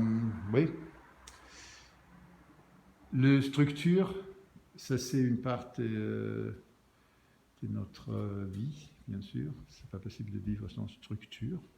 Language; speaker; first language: French; non-native, learner; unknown